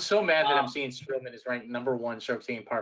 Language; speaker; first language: English; native; English